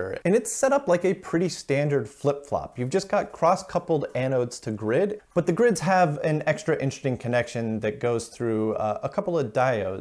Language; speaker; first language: English; native; English